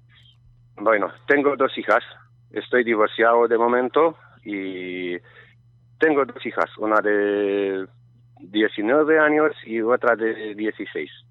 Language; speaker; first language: Spanish; non-native, learner; Romanian